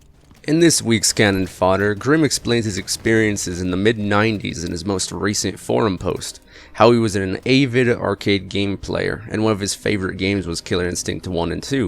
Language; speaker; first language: English; native; English